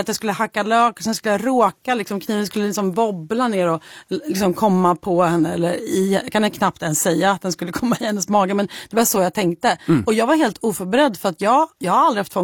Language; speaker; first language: Swedish; native; Swedish